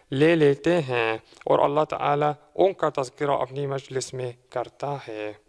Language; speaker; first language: Urdu; non-native, fluent; Arabic